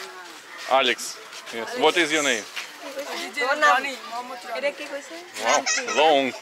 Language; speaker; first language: English; non-native, learner; Russian